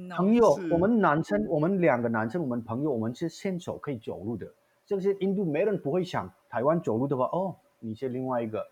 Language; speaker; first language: Chinese; non-native, learner; Manipuri